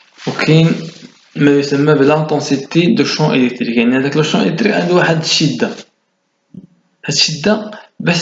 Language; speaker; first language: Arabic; native; Arabic